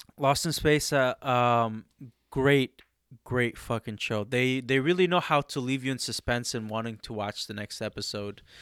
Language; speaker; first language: English; early bilingual, other home language; Arabic